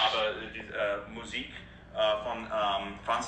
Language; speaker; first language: German; non-native, learner; English